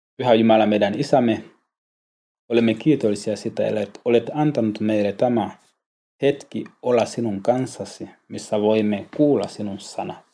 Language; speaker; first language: Finnish; non-native, learner; Swahili